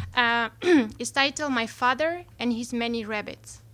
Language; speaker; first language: English; non-native, fluent; Romanian